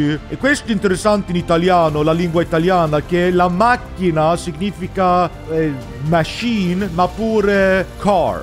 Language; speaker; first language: Italian; non-native, learner; English